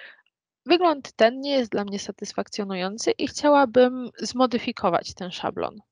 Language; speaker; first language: Polish; native; Polish